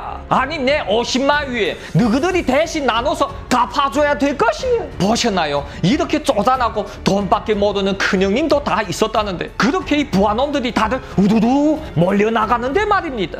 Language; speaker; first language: Korean; native; Korean